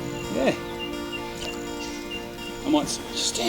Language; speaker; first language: English; native; English